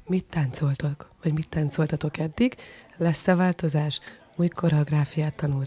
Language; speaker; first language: Hungarian; native; Hungarian